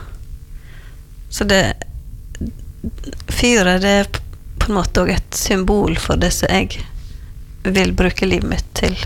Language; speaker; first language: Norwegian; native; Norwegian